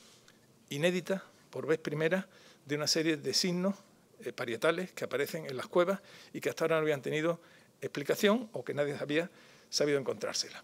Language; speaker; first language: Spanish; native; Spanish